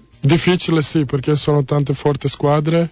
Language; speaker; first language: Italian; non-native, learner; Serbian